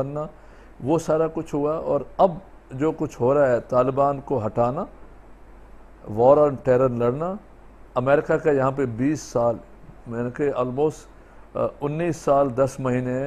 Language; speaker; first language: Urdu; non-native, local second language; Sindhi